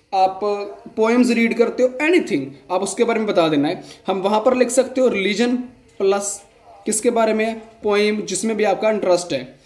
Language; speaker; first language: Hindi; non-native, local second language; Punjabi